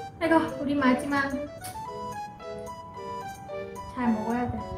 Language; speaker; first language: Korean; non-native, learner; Vietnamese